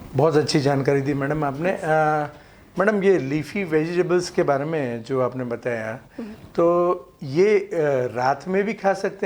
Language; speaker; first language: Hindi; non-native, local second language; Gujarati